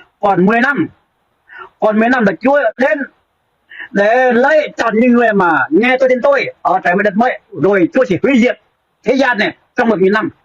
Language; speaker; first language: Vietnamese; non-native, local second language; Jarai